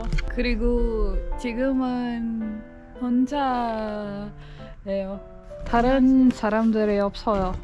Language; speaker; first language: Korean; non-native, learner; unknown